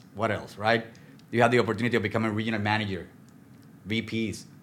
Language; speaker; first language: English; non-native, fluent; Spanish